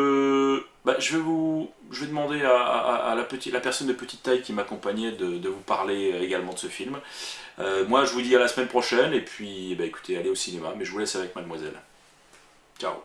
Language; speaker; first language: French; native; French